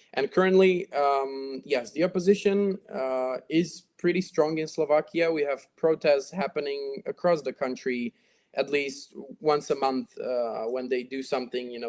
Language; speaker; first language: English; non-native, fluent; Slovak